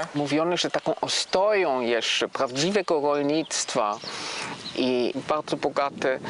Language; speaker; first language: Polish; non-native, learner; Swiss German